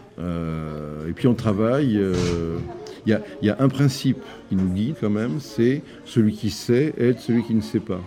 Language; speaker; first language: French; native; French